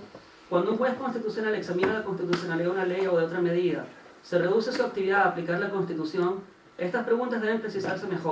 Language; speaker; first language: Spanish; native; Spanish